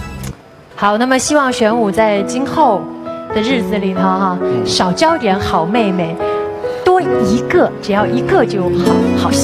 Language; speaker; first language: Chinese; native; Chinese